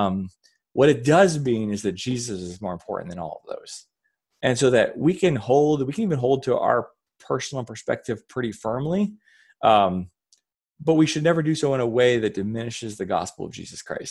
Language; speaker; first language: English; native; English